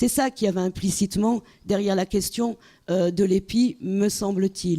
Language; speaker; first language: French; native; French